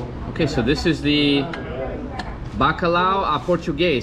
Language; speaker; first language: English; native; English